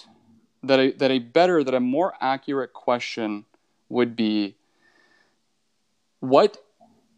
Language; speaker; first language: English; native; English